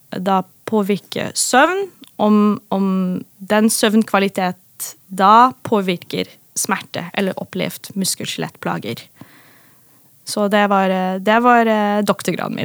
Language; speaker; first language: Norwegian; non-native, fluent; Dutch